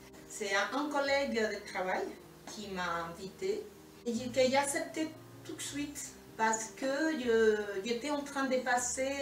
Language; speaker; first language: French; non-native, fluent; Spanish